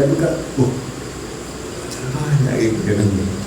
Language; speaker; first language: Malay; non-native, local second language; Javanese